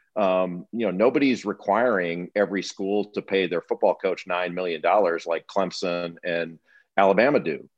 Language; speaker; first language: English; native; English